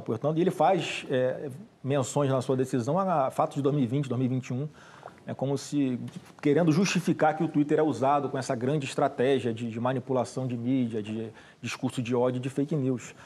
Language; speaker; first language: Portuguese; native; Portuguese